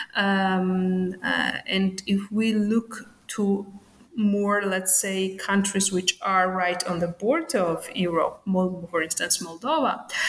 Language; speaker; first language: English; non-native, fluent; Georgian